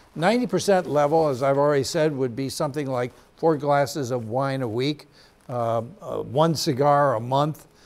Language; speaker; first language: English; native; English